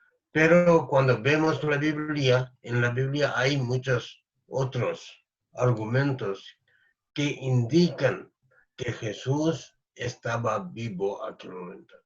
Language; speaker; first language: Spanish; non-native, learner; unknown